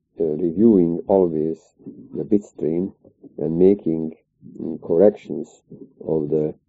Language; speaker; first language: English; non-native, fluent; Hungarian